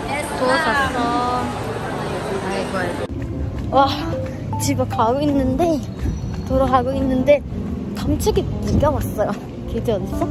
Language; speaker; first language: Korean; non-native, learner; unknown